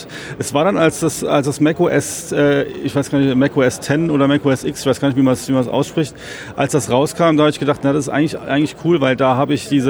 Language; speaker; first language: German; native; German